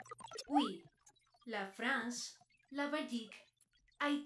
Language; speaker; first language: French; non-native, learner; Spanish